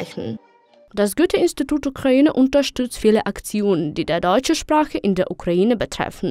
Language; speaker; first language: German; non-native, fluent; Ukrainian